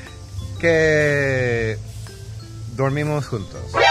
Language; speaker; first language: Spanish; non-native, learner; English